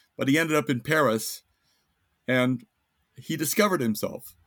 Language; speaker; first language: English; native; English